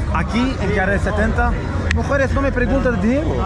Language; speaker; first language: Spanish; non-native, learner; Portuguese